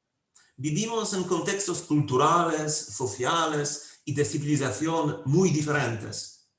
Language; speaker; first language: Spanish; non-native, fluent; Polish